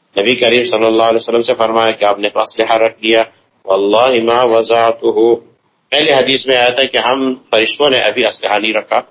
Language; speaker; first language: Urdu; non-native, local second language; Pashto